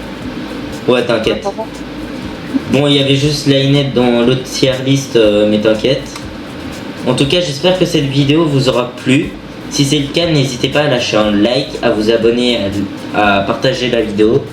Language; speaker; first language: French; native; French